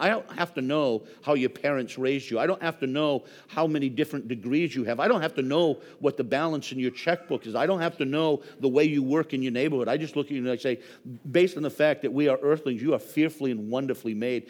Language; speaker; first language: English; native; English